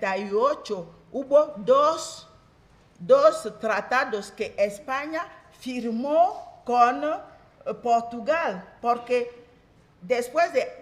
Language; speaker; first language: Spanish; non-native, fluent; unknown